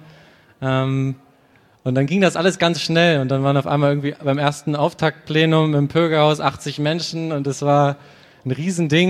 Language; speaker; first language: German; native; German